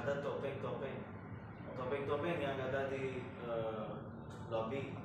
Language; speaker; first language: Indonesian; non-native, fluent; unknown